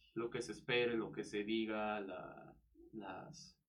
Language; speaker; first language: Spanish; native; Spanish